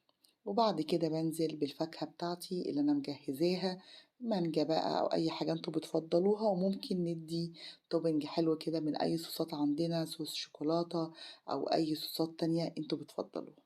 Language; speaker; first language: Arabic; native; Arabic